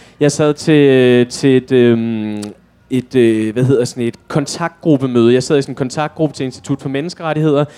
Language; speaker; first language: Danish; native; Danish